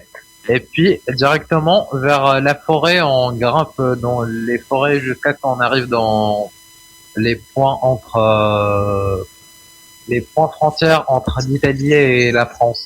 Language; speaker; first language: French; non-native, local second language; Arabic